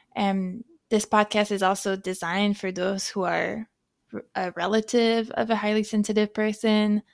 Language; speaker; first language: English; non-native, fluent; French